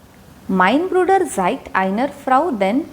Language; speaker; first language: German; non-native, fluent; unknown